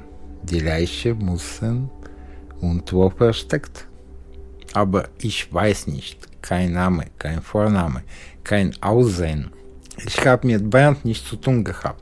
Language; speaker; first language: German; non-native, learner; Russian